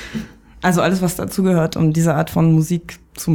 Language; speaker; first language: German; native; German